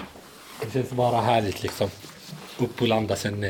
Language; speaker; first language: Swedish; early bilingual, other home language; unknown